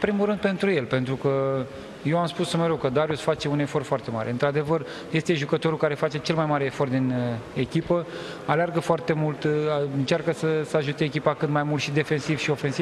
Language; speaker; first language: Romanian; native; Romanian